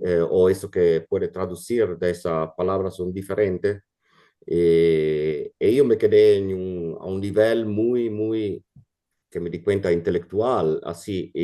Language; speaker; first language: Spanish; non-native, fluent; Italian